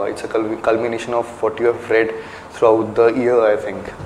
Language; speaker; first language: English; non-native, local second language; Hindi